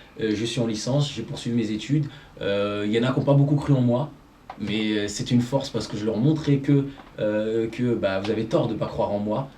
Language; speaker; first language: French; early bilingual, other home language; Arabic